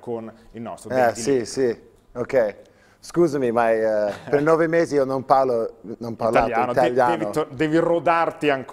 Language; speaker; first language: Italian; non-native, learner; English